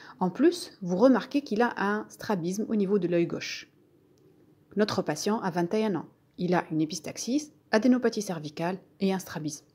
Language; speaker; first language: French; non-native, local second language; Arabic